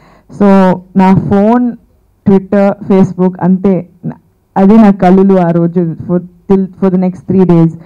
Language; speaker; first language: Telugu; non-native, fluent; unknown